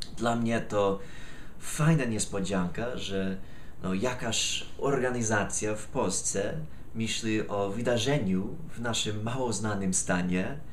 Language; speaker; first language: Polish; non-native, fluent; English